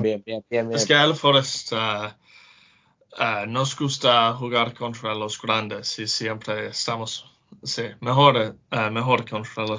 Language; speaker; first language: Spanish; non-native, learner; English